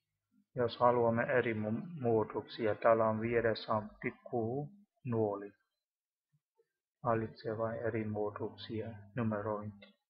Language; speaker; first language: Finnish; non-native, learner; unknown